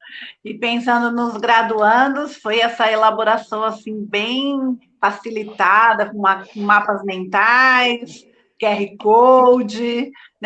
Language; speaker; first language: Portuguese; native; Portuguese